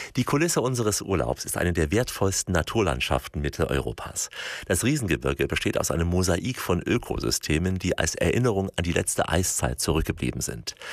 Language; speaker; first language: German; native; German